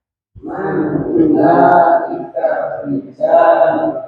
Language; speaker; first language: Arabic; non-native, learner; Indonesian